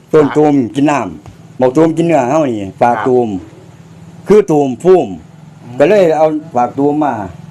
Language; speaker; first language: Thai; native; Thai